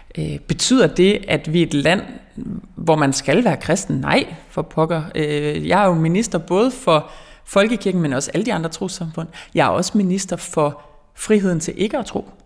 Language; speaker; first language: Danish; native; Danish